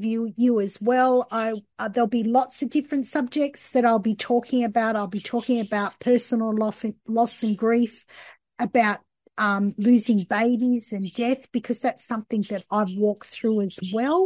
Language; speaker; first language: English; native; English